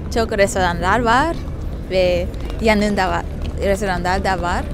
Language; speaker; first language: Turkish; non-native, learner; Thai